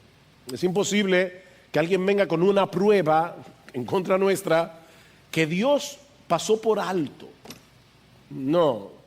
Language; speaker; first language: Spanish; native; Spanish